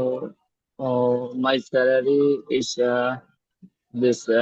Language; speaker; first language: English; non-native, learner; Bangla